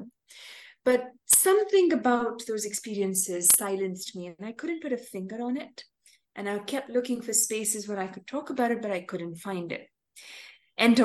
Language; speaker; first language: English; non-native, local second language; Tamil